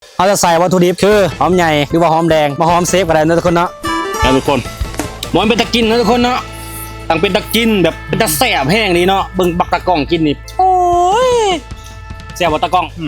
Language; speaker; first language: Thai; non-native, local second language; Northeastern Thai